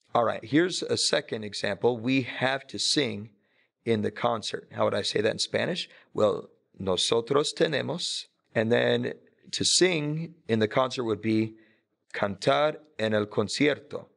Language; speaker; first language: English; native; English